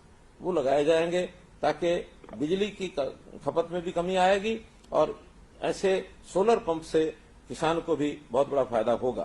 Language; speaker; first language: Hindi; native; Hindi